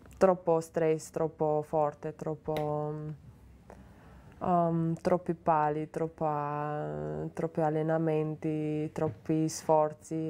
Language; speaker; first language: Italian; non-native, learner; Slovenian